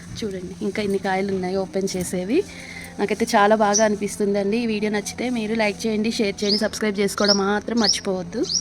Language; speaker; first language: Telugu; native; Telugu